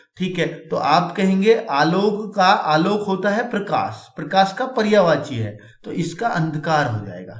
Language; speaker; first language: Hindi; native; Hindi